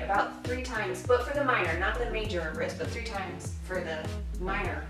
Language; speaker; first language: English; native; English